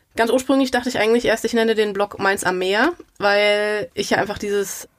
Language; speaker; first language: German; native; German